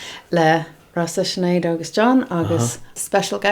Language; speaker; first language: Irish; non-native, learner; English